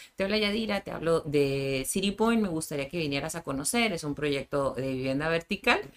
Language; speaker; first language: Spanish; native; Spanish